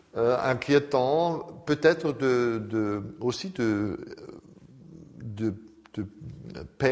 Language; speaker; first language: French; non-native, fluent; German